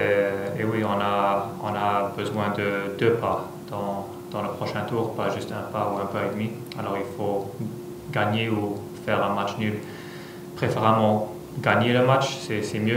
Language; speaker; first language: French; non-native, fluent; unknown